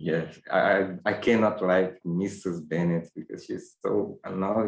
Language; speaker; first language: English; non-native, fluent; Portuguese